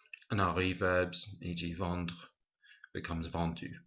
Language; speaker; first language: English; native; English